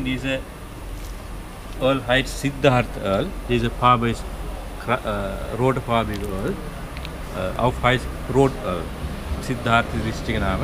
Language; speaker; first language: German; non-native, learner; Sinhala